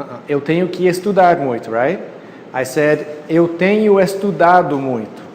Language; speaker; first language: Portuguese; non-native, fluent; English